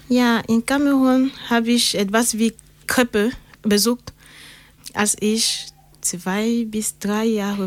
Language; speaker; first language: German; non-native, learner; French